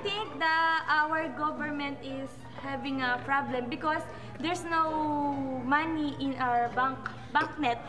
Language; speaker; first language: English; non-native, learner; Filipino